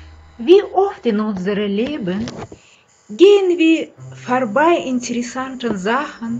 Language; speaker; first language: German; non-native, fluent; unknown